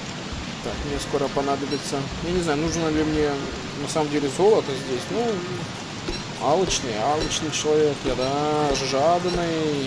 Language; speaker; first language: Russian; native; Russian